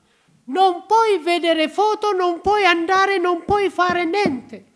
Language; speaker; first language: Italian; non-native, learner; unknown